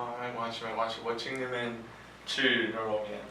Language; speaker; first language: Chinese; non-native, learner; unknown